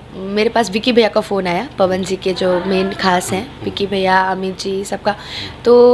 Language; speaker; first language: Hindi; native; Hindi